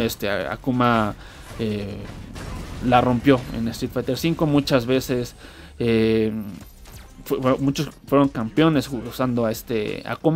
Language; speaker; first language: Spanish; native; Spanish